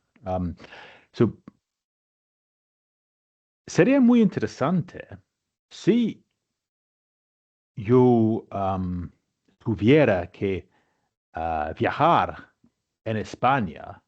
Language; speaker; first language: Spanish; non-native, fluent; English